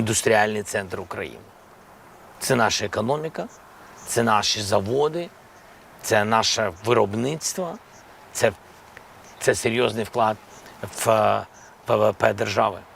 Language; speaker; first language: Ukrainian; non-native, local second language; Russian